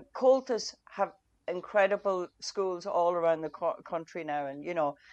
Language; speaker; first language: English; non-native, local second language; Irish